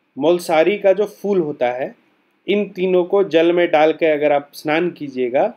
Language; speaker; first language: Hindi; native; Hindi